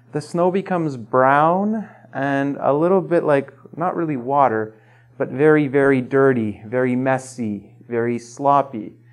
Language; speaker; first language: English; native; English